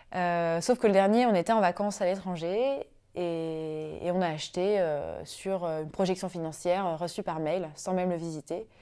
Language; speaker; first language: French; native; French